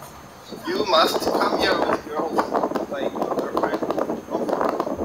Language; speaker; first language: English; non-native, learner; Korean